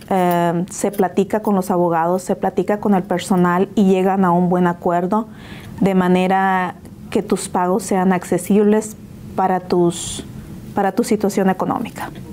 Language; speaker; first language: Spanish; native; Spanish